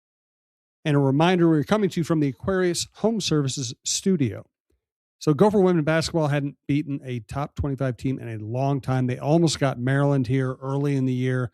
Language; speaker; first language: English; native; English